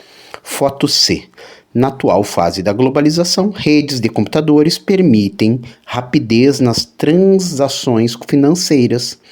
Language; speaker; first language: Portuguese; native; Portuguese